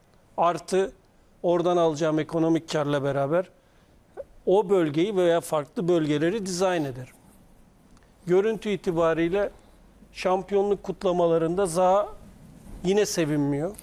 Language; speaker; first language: Turkish; native; Turkish